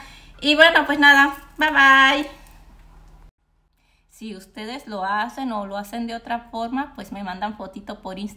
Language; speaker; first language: Spanish; native; Spanish